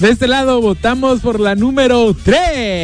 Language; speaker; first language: Spanish; native; Spanish